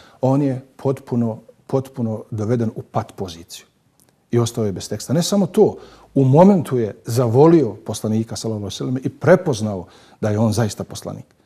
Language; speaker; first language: Bosnian; native; Bosnian